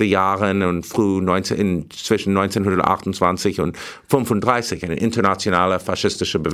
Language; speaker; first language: German; non-native, learner; English